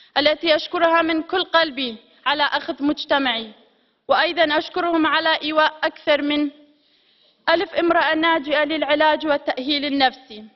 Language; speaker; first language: Arabic; non-native, local second language; Kurdish